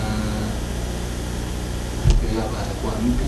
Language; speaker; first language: Chinese; native; Chinese